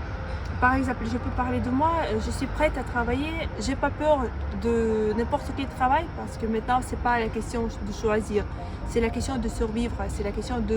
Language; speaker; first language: French; non-native, fluent; Russian